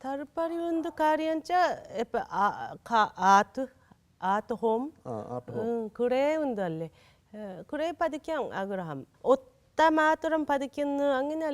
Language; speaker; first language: Malayalam; non-native, learner; Japanese